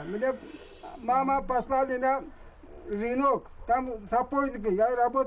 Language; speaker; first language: Russian; non-native, local second language; Crimean Tatar